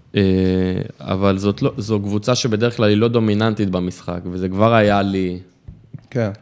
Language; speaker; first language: Hebrew; native; Hebrew